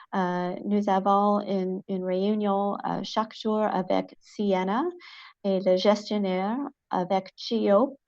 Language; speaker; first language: French; non-native, local second language; English